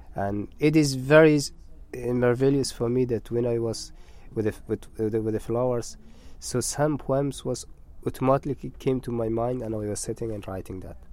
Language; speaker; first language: English; non-native, learner; Persian